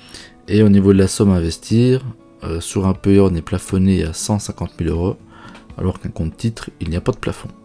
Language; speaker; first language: French; native; French